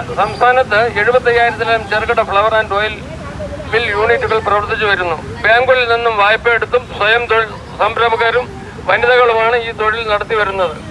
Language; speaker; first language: Malayalam; native; Malayalam